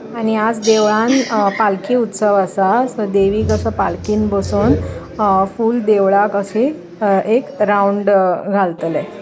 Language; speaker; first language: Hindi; non-native, local second language; Konkani